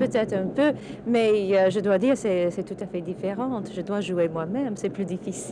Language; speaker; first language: French; non-native, fluent; English